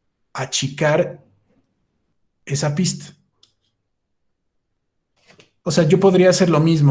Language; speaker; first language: Spanish; native; Spanish